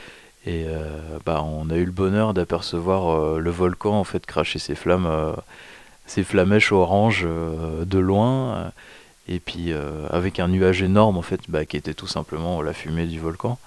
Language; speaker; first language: French; native; French